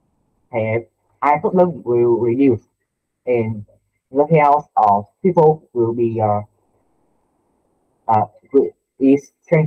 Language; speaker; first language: English; non-native, learner; Vietnamese